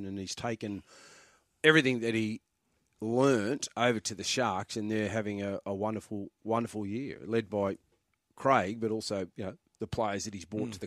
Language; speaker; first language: English; native; English